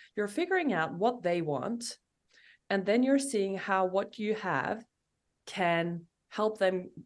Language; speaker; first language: English; non-native, fluent; Norwegian